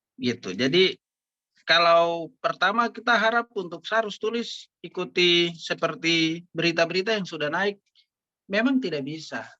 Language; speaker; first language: Indonesian; native; Indonesian